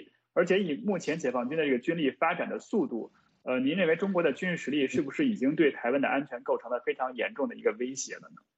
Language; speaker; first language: Chinese; native; Chinese